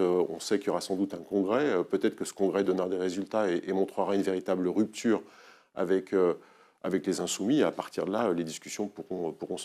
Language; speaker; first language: French; native; French